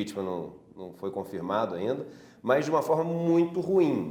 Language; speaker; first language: Portuguese; native; Portuguese